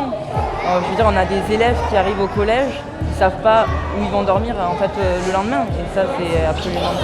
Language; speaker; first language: French; native; French